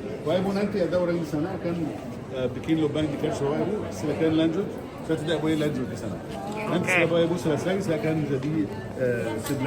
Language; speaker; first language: Indonesian; non-native, fluent; Arabic